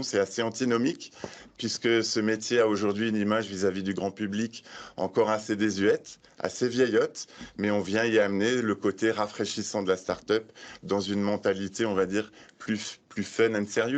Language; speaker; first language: French; native; French